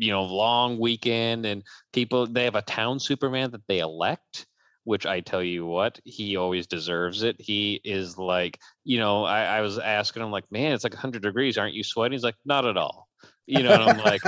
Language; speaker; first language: English; native; English